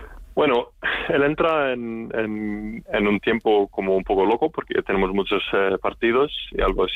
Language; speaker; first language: Spanish; non-native, learner; Icelandic